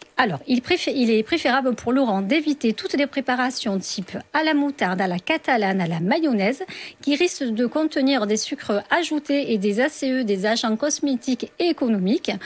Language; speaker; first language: French; native; French